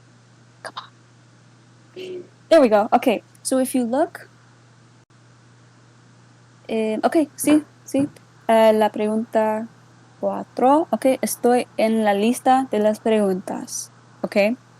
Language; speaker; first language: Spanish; non-native, learner; English